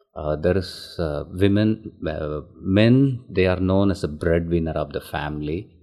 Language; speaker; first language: English; non-native, local second language; Tamil